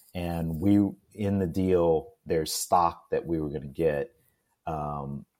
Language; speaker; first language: English; native; English